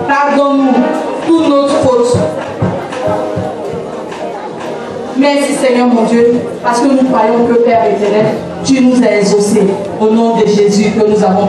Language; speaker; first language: French; non-native, local second language; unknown